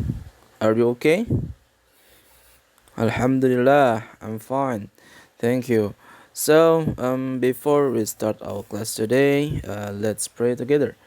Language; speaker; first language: English; non-native, fluent; Indonesian